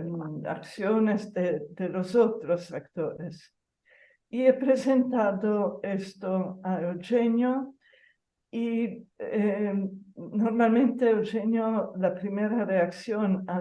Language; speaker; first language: Spanish; non-native, fluent; Italian